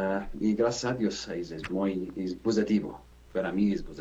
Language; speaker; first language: Spanish; non-native, learner; Arabic